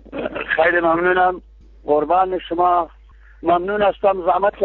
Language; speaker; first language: Persian; non-native, local second language; Kurdish